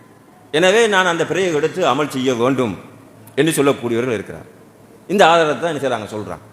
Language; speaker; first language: Tamil; native; Tamil